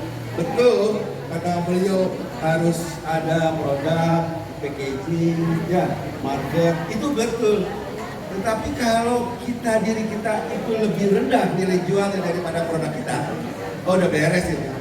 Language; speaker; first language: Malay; non-native, local second language; Sundanese